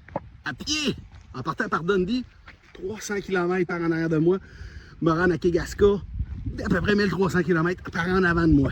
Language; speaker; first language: French; native; French